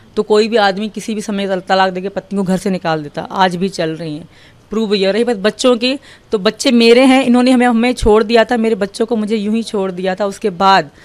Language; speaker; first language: Urdu; non-native, local second language; Sindhi